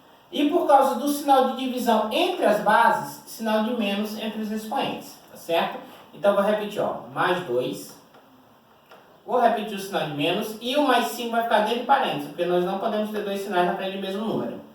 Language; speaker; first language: Portuguese; native; Portuguese